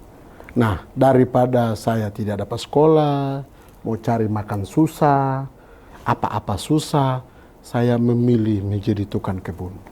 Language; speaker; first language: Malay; non-native, local second language; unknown